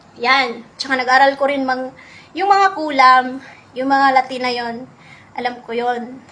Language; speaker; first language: Filipino; non-native, local second language; Cebuano